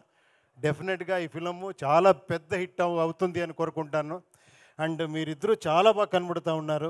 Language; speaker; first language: Telugu; non-native, local second language; Kannada